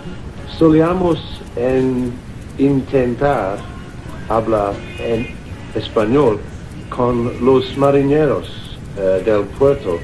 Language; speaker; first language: Spanish; non-native, learner; English